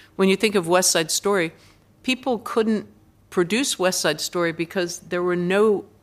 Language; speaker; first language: English; native; English